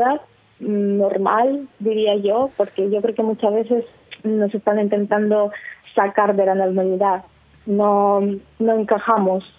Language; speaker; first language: Spanish; non-native, fluent; Russian